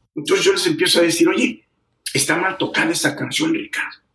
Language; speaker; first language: Spanish; native; Spanish